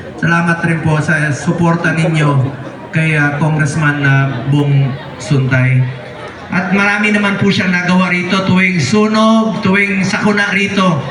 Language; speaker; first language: Filipino; non-native, local second language; Cebuano